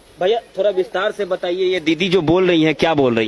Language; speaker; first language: Hindi; native; Hindi